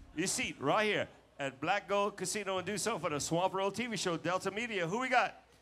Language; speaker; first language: English; native; English